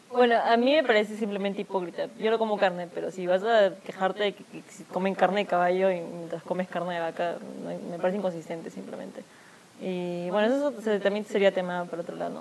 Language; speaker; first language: Spanish; native; Spanish